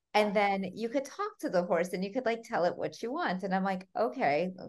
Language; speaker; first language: English; early bilingual, other home language; Armenian